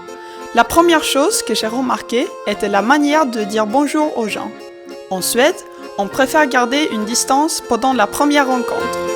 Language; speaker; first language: French; non-native, fluent; Swedish